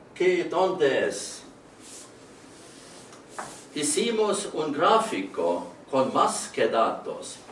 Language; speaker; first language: Spanish; non-native, learner; Estonian